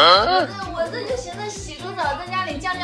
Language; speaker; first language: Chinese; native; Chinese